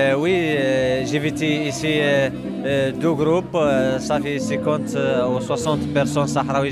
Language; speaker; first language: French; non-native, learner; Arabic